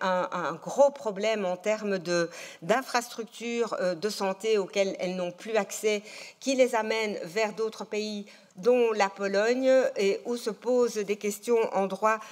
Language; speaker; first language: French; native; French